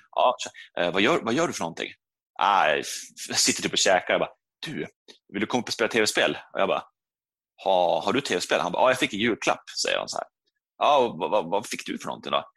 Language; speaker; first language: Swedish; native; Swedish